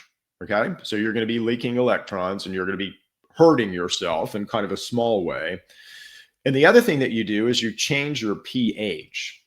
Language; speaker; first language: English; native; English